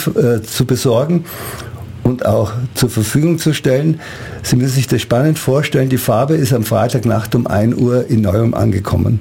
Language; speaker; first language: German; native; German